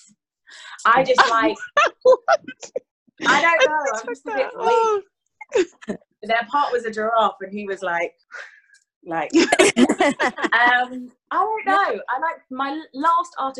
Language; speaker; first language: English; native; English